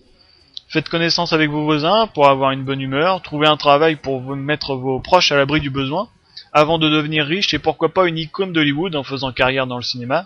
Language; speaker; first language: French; native; French